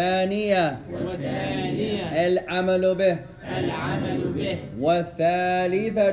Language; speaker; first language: Arabic; non-native, fluent; English